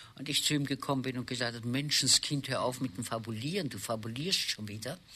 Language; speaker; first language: German; native; German